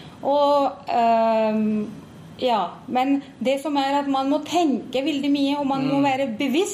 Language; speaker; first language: Norwegian; non-native, fluent; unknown